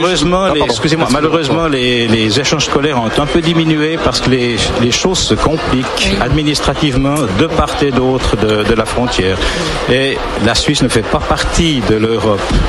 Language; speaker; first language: French; native; French